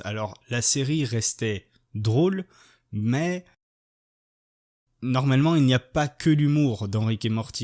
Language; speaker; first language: French; native; French